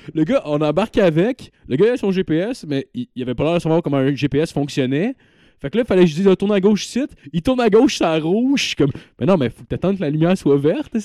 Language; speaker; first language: French; native; French